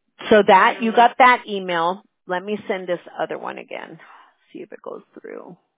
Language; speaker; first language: English; early bilingual, other home language; Spanish